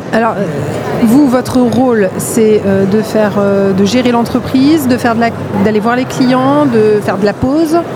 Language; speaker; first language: French; native; French